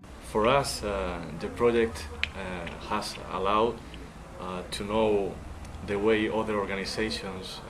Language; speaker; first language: English; non-native, learner; Spanish